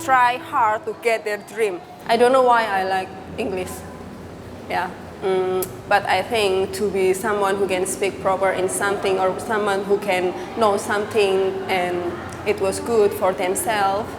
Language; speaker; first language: English; non-native, learner; Indonesian